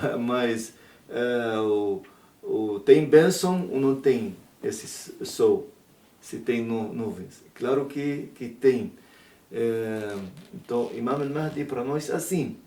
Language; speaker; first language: Portuguese; non-native, learner; Arabic